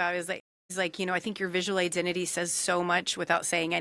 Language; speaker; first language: English; native; English